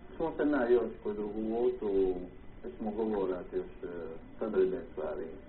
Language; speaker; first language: Bosnian; early bilingual, heritage; Croatian